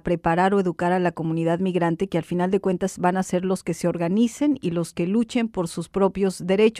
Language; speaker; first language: Spanish; native; Spanish